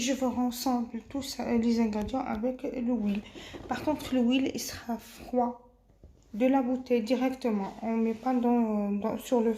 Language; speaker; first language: French; non-native, local second language; Arabic